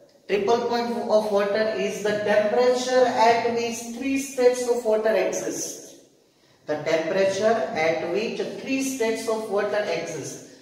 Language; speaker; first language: English; non-native, local second language; Hindi